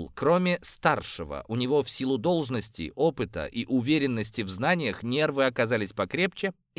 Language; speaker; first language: Russian; native; Russian